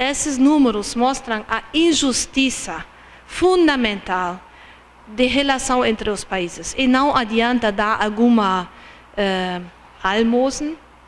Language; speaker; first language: Portuguese; non-native, fluent; German